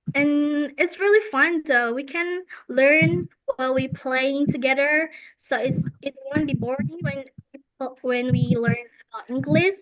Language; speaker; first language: English; non-native, fluent; Indonesian